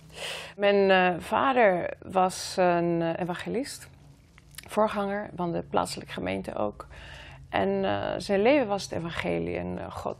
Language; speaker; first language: Dutch; non-native, fluent; Greek